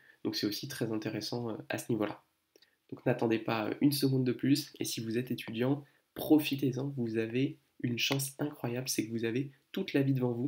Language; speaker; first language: French; native; French